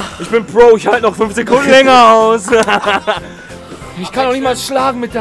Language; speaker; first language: German; native; German